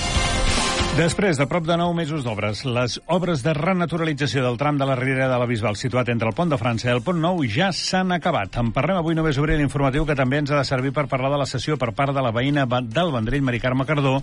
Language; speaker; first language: Catalan; native; Catalan